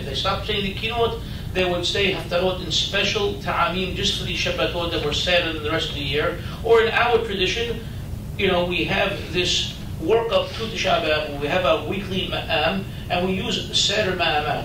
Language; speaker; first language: English; native; English